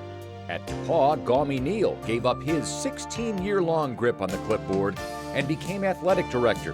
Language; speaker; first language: English; native; English